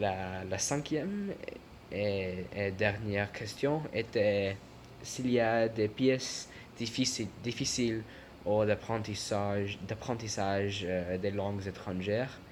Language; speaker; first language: French; non-native, learner; English